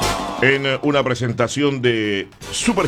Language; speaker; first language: Spanish; native; Spanish